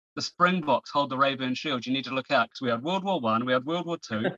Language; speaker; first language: English; native; English